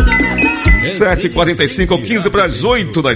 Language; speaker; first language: Portuguese; native; Portuguese